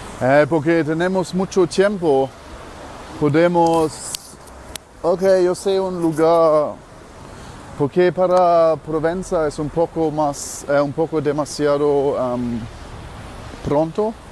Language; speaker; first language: Spanish; non-native, learner; German